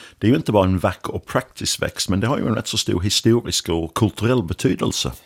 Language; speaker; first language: Swedish; non-native, fluent; English